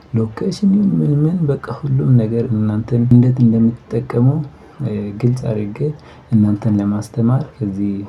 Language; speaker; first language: Amharic; non-native, local second language; Wolaytta